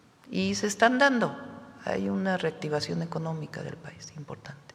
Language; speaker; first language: Spanish; native; Spanish